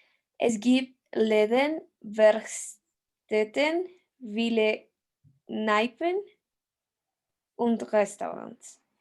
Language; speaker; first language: German; non-native, learner; Spanish